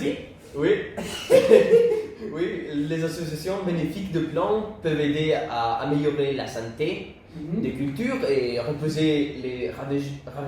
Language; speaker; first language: French; non-native, learner; Italian